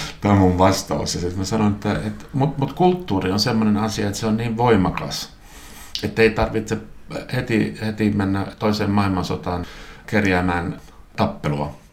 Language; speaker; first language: Finnish; non-native, local second language; Swedish